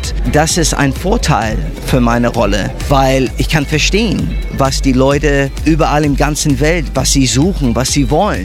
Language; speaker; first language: German; early bilingual, heritage; English